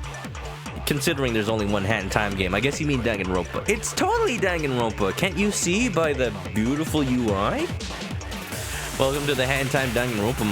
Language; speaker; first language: English; native; English